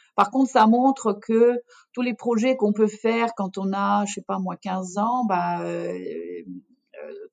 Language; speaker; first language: French; non-native, fluent; Russian